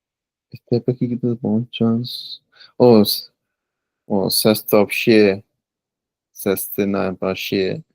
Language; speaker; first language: French; non-native, learner; Punjabi